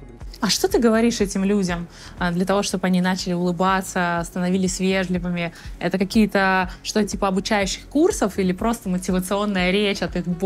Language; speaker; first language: Russian; native; Russian